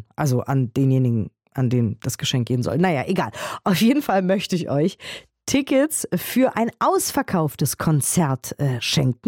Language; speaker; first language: German; native; German